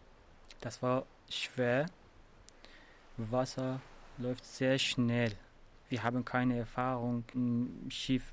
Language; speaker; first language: German; non-native, learner; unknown